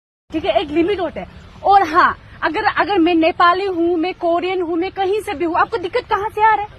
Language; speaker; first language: Hindi; non-native, local second language; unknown